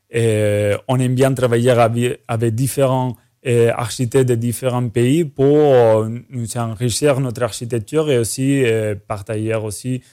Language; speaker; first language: French; non-native, fluent; Spanish